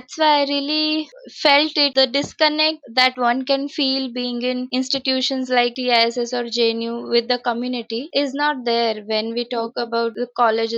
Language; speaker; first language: English; non-native, local second language; Marathi